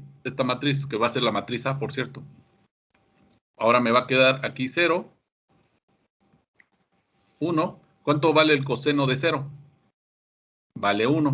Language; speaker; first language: Spanish; native; Spanish